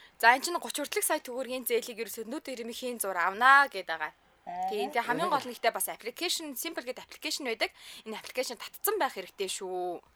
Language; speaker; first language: Mongolian; early bilingual, heritage; Mongolian